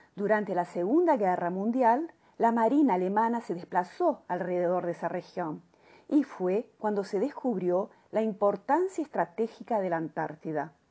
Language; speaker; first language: Spanish; non-native, fluent; Portuguese